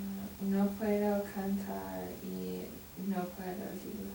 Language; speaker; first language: Spanish; non-native, learner; English